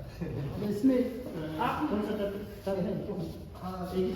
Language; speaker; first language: Hindi; non-native, local second language; Tibetan